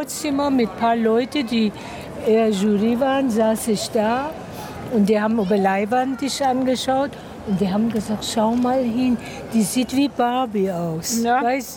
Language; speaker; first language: German; non-native, fluent; Persian